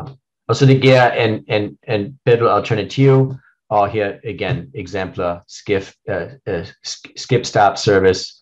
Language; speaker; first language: Danish; non-native, learner; English